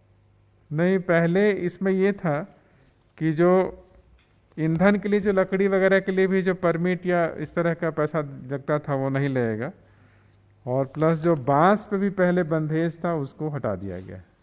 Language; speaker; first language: Hindi; native; Hindi